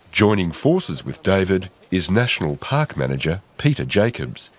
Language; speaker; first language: English; native; English